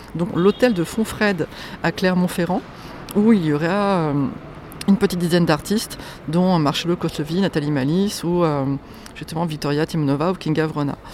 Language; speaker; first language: French; non-native, fluent; Polish